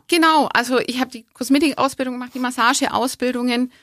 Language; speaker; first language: German; native; German